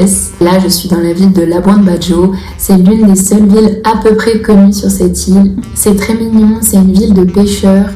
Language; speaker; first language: French; native; French